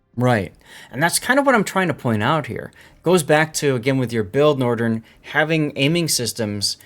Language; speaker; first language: English; native; English